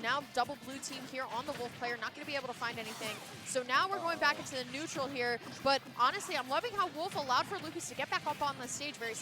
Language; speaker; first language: English; native; English